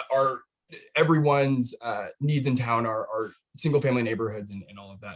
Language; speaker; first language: English; native; English